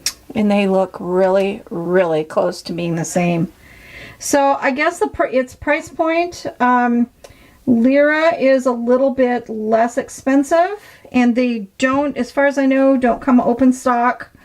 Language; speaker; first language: English; native; English